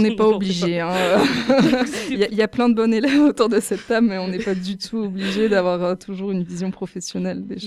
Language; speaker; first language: French; native; French